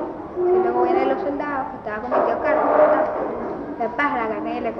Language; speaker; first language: Spanish; native; Spanish